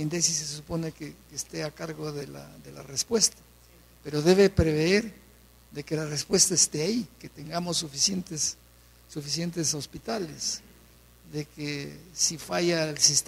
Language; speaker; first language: Spanish; native; Spanish